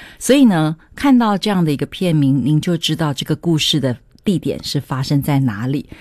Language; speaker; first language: Chinese; native; Chinese